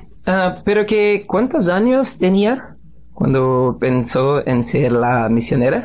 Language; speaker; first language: Spanish; non-native, learner; Portuguese